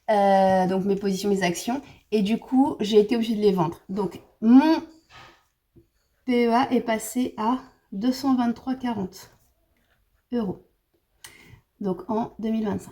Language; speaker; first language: French; native; French